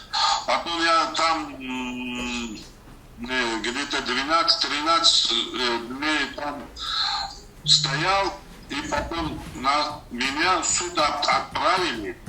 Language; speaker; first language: Russian; non-native, learner; Uzbek